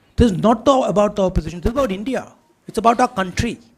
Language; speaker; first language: English; non-native, local second language; Hindi